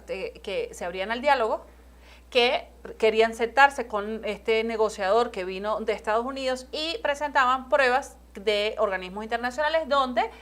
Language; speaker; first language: Spanish; native; Spanish